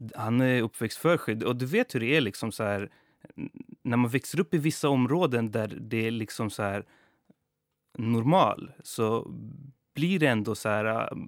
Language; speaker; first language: Swedish; early bilingual, other home language; Persian